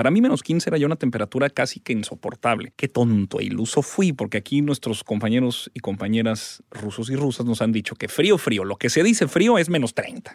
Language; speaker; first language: Spanish; native; Spanish